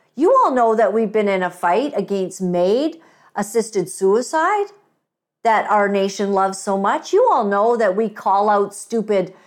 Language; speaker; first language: English; native; English